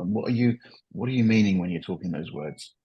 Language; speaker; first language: English; native; English